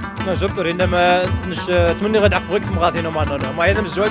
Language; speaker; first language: Dutch; early bilingual, other home language; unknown